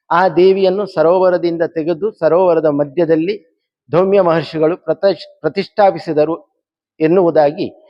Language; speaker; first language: Kannada; native; Kannada